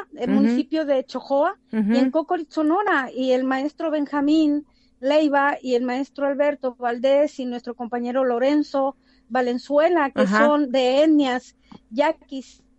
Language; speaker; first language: Spanish; native; Spanish